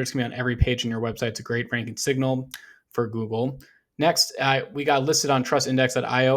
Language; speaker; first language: English; native; English